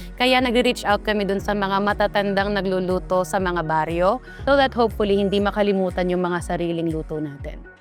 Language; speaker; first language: Filipino; non-native, local second language; Pampanga